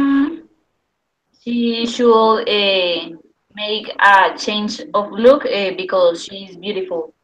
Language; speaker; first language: English; non-native, learner; Spanish